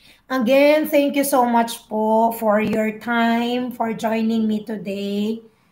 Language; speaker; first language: English; non-native, local second language; Filipino